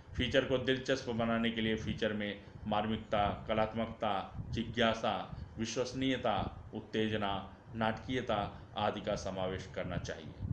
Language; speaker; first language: Hindi; native; Hindi